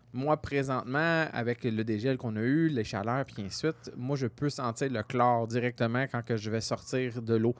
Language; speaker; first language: French; native; French